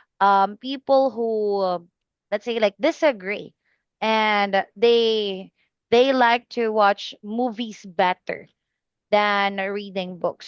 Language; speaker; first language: English; non-native, fluent; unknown